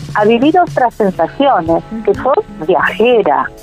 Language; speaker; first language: Spanish; native; Spanish